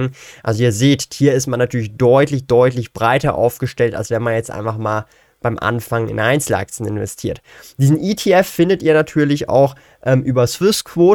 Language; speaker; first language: German; native; German